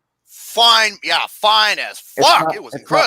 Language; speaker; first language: English; native; English